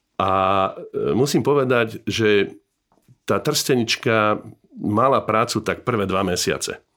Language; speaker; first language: Slovak; native; Slovak